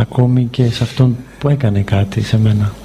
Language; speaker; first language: Greek; native; Greek